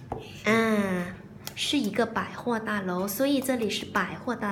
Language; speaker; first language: Chinese; non-native, learner; Thai